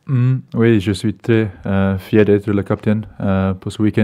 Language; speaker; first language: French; non-native, learner; English